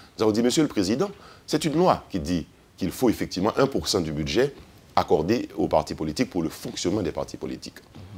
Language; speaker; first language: French; native; French